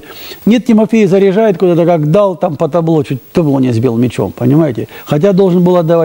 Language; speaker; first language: Russian; native; Russian